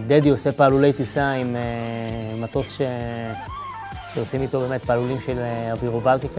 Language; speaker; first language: Hebrew; native; Hebrew